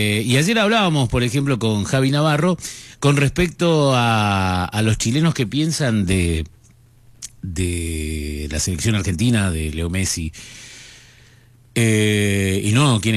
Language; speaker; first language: Spanish; native; Spanish